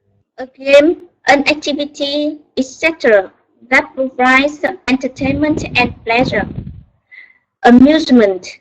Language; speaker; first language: English; non-native, learner; Vietnamese